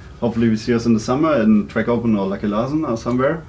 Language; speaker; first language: English; non-native, fluent; German